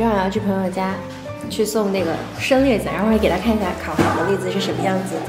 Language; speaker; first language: Chinese; native; Chinese